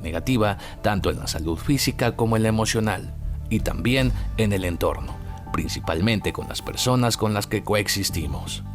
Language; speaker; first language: Spanish; native; Spanish